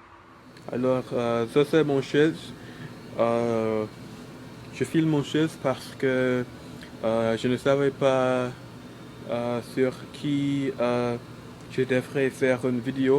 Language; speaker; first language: French; non-native, local second language; English